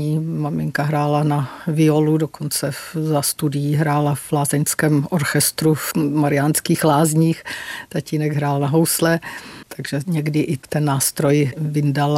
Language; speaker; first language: Czech; native; Czech